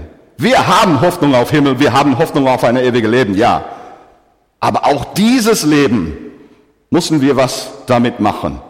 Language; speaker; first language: German; non-native, fluent; English